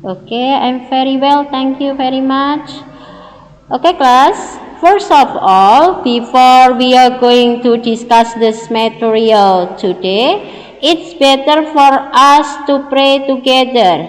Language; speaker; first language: English; non-native, learner; Indonesian